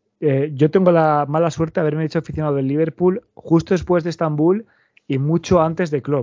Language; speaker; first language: Spanish; native; Spanish